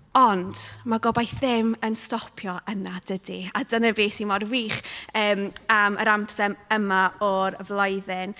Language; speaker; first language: Welsh; non-native, local second language; English